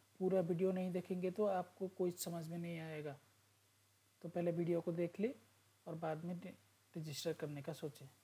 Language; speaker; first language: Hindi; native; Hindi